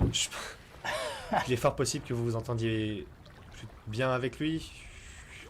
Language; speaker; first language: French; native; French